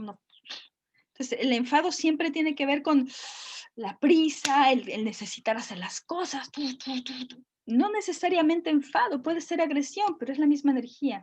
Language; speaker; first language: Spanish; native; Spanish